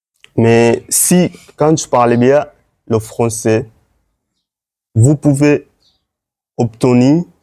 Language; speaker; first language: French; non-native, learner; Swahili